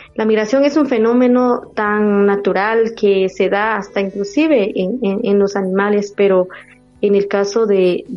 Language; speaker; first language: Spanish; non-native, local second language; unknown